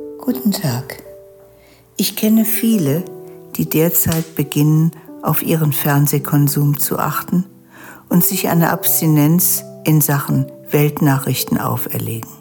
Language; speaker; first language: German; native; German